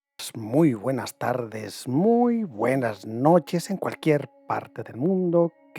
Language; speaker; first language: Spanish; native; Spanish